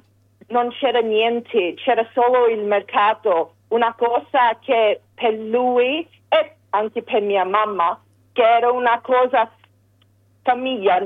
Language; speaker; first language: Italian; early bilingual, heritage; English